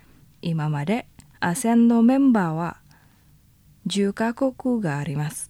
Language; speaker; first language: Japanese; non-native, fluent; Indonesian